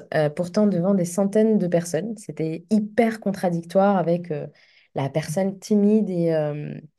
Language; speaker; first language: French; non-native, local second language; Arabic